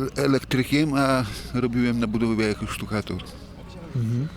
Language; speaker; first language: Polish; native; Polish